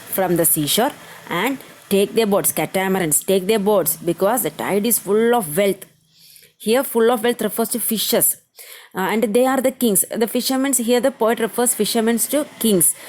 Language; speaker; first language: English; non-native, local second language; Malayalam